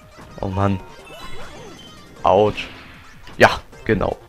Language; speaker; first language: German; native; German